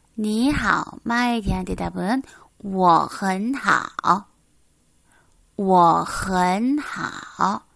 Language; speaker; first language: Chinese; non-native, fluent; Korean